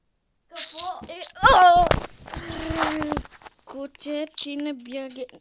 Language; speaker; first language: Bulgarian; non-native, learner; English